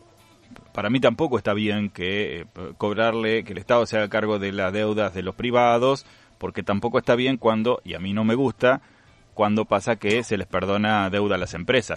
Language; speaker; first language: Spanish; native; Spanish